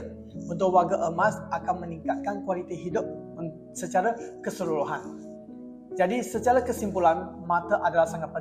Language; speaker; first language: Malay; non-native, local second language; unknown